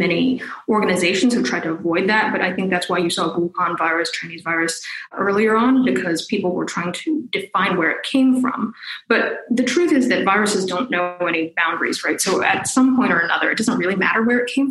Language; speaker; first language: English; native; English